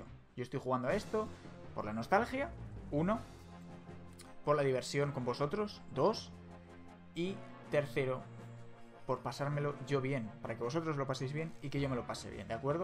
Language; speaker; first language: Spanish; native; Spanish